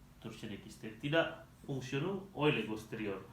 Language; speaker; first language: Turkish; non-native, learner; Indonesian